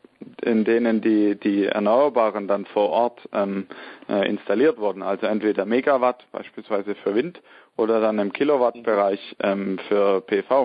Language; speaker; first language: German; native; German